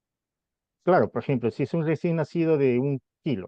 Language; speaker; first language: Spanish; native; Spanish